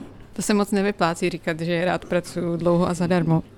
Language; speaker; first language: Czech; native; Czech